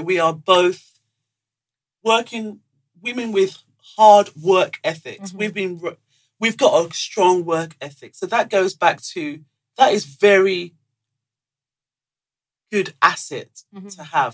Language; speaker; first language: English; non-native, local second language; Yoruba